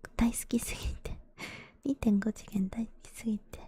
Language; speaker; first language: Japanese; non-native, fluent; English